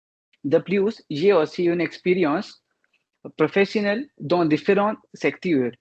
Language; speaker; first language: French; non-native, learner; Hindi